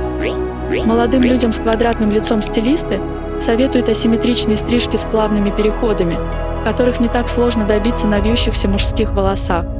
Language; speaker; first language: Russian; native; Russian